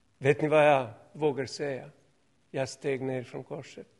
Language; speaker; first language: Swedish; non-native, fluent; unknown